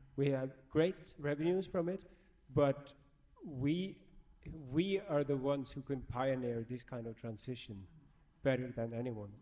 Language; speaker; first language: English; non-native, fluent; Norwegian